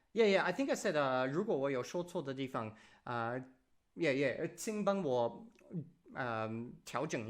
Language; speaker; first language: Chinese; non-native, learner; English